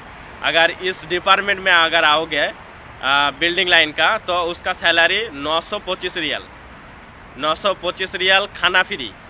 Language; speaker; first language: Hindi; non-native, local second language; Bangla